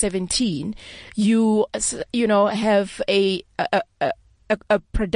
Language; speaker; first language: English; non-native, local second language; Southern Sotho